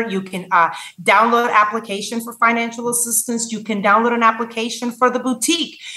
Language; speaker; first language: English; non-native, fluent; Spanish